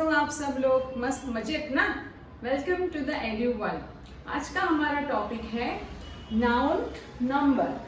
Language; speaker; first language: Hindi; non-native, local second language; Marathi